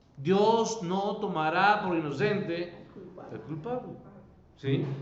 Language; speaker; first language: Spanish; native; Spanish